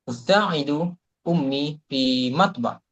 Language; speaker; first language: Arabic; non-native, learner; Malay